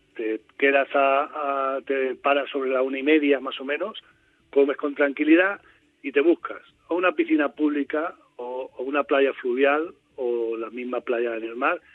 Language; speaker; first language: Spanish; native; Spanish